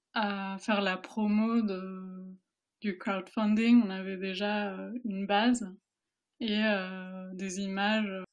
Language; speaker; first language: French; early bilingual, other home language; Spanish